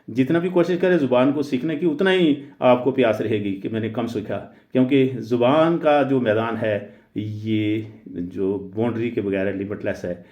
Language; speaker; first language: Urdu; native; Urdu